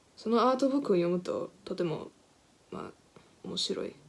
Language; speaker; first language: Japanese; non-native, learner; English